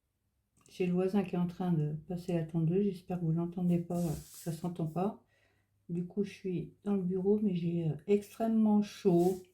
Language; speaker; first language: French; native; French